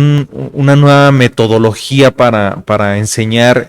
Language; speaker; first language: Spanish; native; Spanish